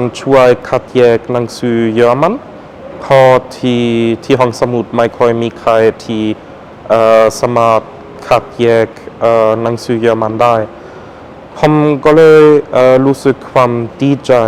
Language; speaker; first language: Thai; non-native, fluent; German